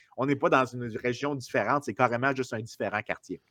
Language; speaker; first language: French; native; French